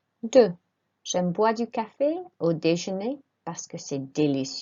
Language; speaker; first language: French; non-native, fluent; English